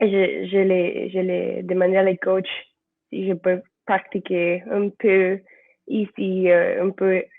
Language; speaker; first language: French; non-native, learner; Spanish